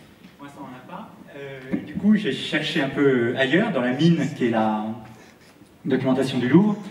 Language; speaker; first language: French; native; French